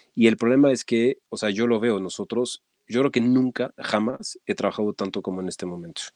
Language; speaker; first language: Spanish; non-native, fluent; French